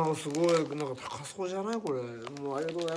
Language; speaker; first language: Japanese; native; Japanese